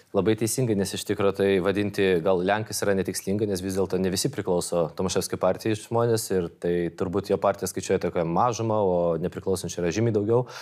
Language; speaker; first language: Lithuanian; non-native, local second language; Polish